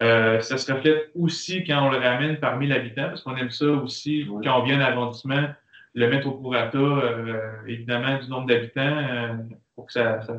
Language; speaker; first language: French; native; French